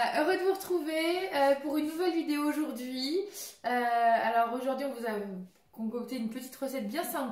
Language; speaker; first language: French; native; French